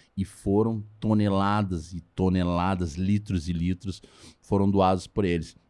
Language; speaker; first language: Portuguese; native; Portuguese